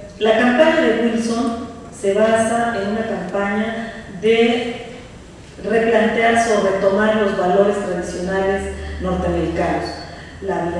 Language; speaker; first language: Spanish; native; Spanish